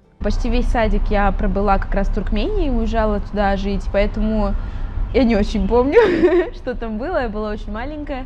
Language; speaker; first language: Russian; native; Russian